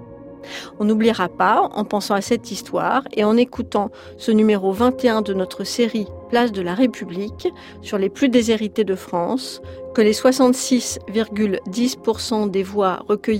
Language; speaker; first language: French; native; French